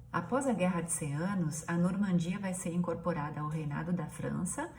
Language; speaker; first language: Portuguese; non-native, fluent; French